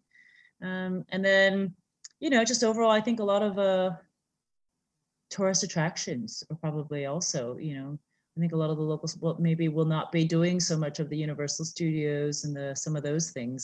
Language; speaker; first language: English; native; English